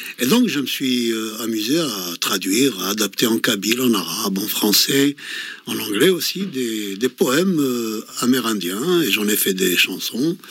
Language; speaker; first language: French; non-native, local second language; Kabyle